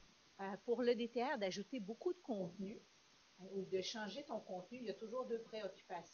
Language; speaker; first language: French; native; French